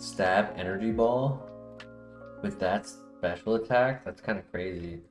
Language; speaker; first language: English; native; English